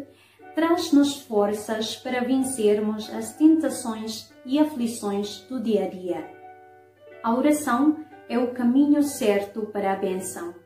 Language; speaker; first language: Portuguese; non-native, fluent; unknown